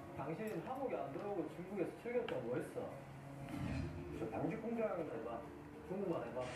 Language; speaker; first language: Korean; native; Korean